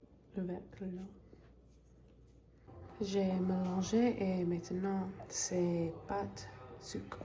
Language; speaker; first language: French; non-native, learner; English